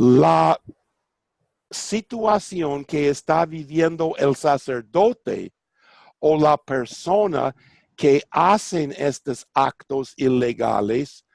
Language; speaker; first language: Spanish; non-native, fluent; English